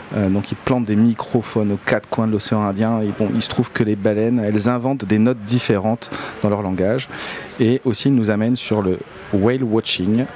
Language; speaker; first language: French; native; French